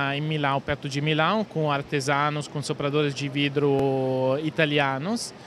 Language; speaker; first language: Portuguese; non-native, fluent; Italian